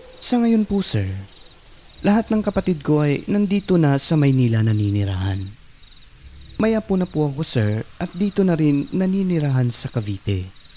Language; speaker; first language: Filipino; non-native, local second language; Cebuano